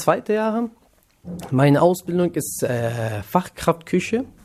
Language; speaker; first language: German; non-native, learner; Kurdish